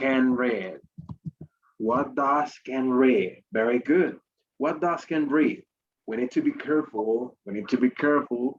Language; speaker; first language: English; non-native, fluent; Spanish